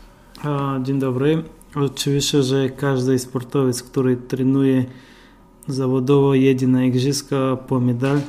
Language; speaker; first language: Polish; non-native, fluent; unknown